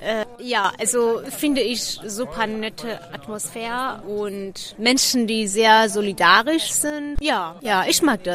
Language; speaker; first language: German; non-native, fluent; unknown